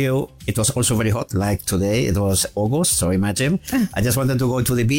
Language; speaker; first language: English; non-native, fluent; German